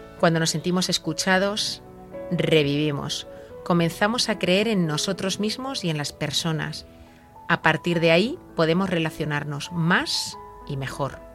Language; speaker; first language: Spanish; native; Spanish